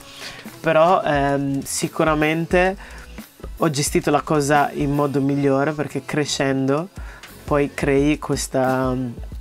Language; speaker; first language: Italian; early bilingual, other home language; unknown